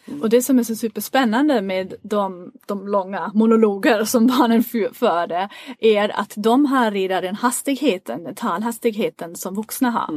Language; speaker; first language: Swedish; non-native, fluent; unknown